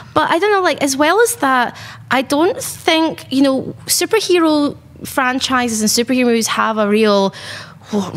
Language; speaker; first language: English; native; English